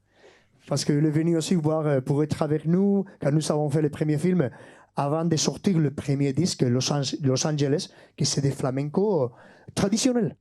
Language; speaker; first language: French; non-native, fluent; Basque